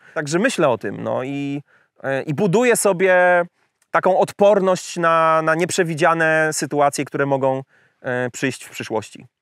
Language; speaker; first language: Polish; native; Polish